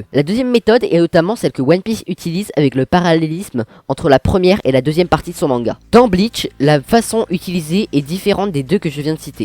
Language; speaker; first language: French; native; French